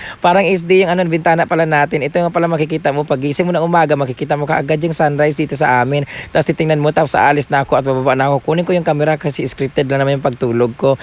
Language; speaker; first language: Filipino; non-native, local second language; Cebuano